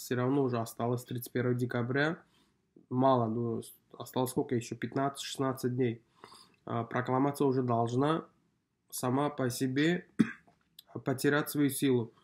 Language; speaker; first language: Russian; non-native, local second language; Uzbek